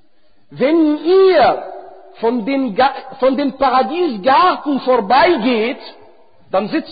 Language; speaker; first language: German; non-native, fluent; Arabic